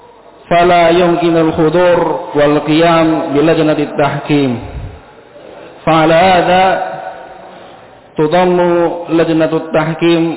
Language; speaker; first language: Arabic; non-native, fluent; Indonesian